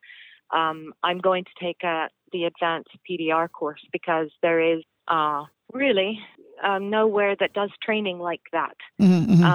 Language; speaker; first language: English; native; English